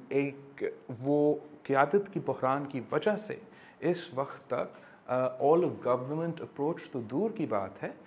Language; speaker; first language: Urdu; non-native, local second language; English